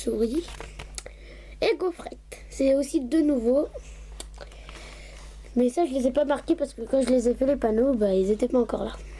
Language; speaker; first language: French; native; French